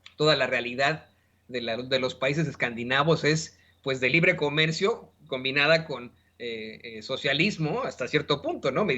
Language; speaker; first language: Spanish; native; Spanish